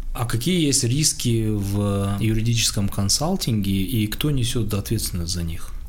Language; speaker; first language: Russian; non-native, local second language; Tajik